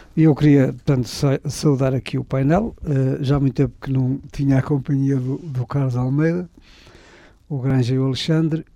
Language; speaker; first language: Portuguese; native; Portuguese